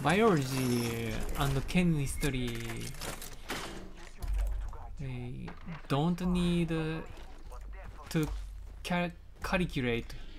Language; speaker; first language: English; non-native, learner; Japanese